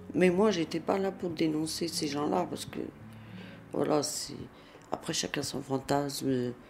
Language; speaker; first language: French; early bilingual, other home language; Italian